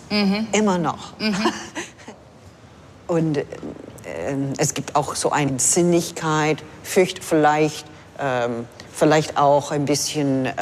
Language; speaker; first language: German; non-native, fluent; English